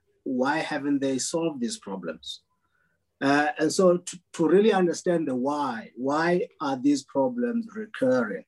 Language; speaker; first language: English; non-native, local second language; Xhosa